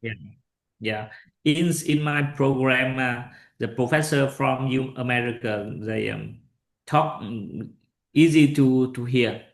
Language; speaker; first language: English; non-native, learner; Vietnamese